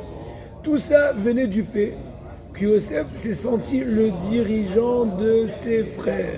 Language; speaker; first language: French; native; French